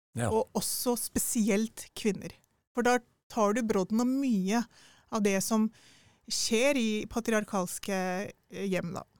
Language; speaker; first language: Norwegian; early bilingual, other home language; Urdu